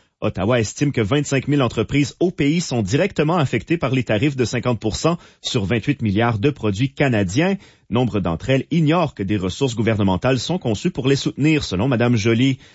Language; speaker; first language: French; native; French